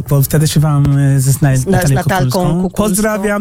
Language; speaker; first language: Polish; non-native, fluent; English